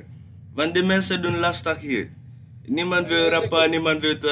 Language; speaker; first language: Dutch; non-native, fluent; English